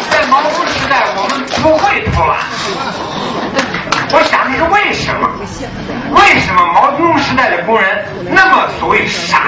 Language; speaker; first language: Chinese; early bilingual, other home language; English